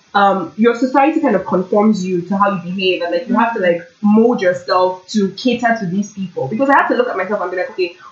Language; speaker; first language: English; non-native, local second language; Yoruba